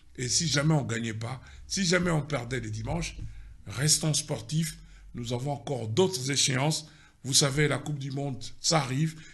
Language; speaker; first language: French; non-native, local second language; Lingala